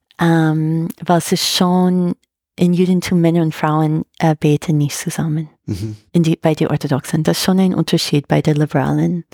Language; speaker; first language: German; non-native, fluent; English